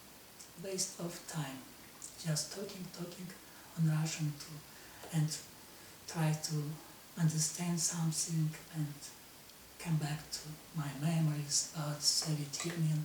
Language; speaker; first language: English; non-native, learner; Russian